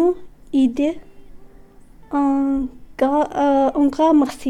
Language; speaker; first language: French; non-native, learner; Arabic